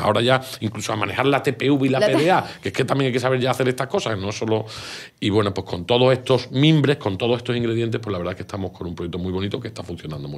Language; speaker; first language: Spanish; native; Spanish